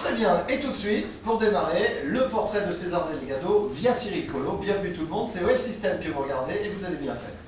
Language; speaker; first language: French; native; French